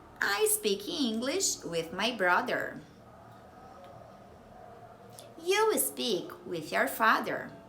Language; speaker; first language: English; non-native, fluent; Portuguese